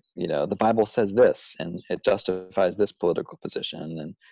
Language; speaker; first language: English; native; English